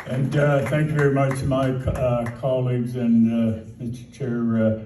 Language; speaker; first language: English; native; English